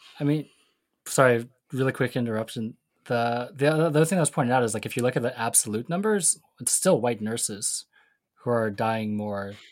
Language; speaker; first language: English; native; English